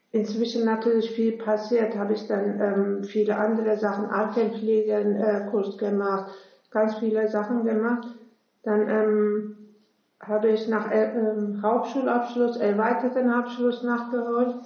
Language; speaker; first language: German; non-native, fluent; Turkish